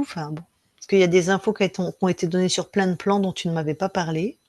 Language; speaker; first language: French; native; French